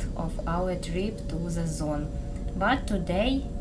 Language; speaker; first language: English; non-native, fluent; Ukrainian